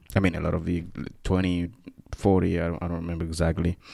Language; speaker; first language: English; non-native, fluent; Spanish